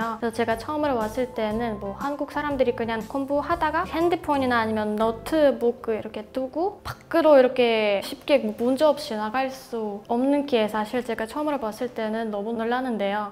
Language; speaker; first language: Korean; non-native, fluent; Russian